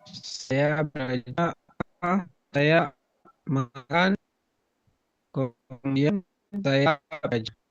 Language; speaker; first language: Indonesian; non-native, learner; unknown